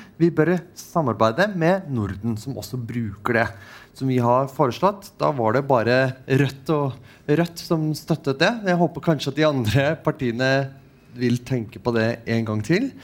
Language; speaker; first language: Norwegian; non-native, fluent; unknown